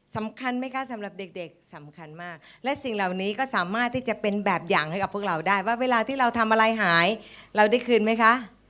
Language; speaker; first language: Thai; native; Thai